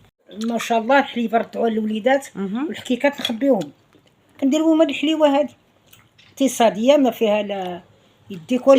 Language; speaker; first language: Arabic; native; Arabic